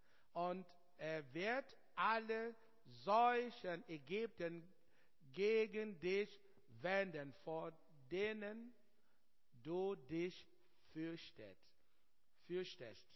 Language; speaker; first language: German; non-native, learner; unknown